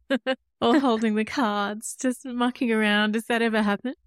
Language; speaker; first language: English; native; English